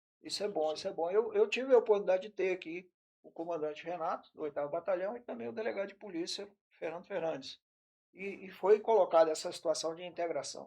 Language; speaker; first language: Portuguese; native; Portuguese